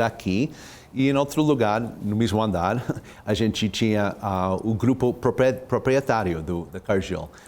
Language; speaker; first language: Portuguese; non-native, fluent; English